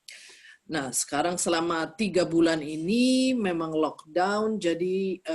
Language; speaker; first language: Indonesian; early bilingual, heritage; Indonesian